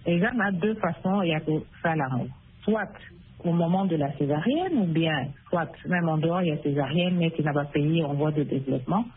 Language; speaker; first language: French; non-native, local second language; Lingala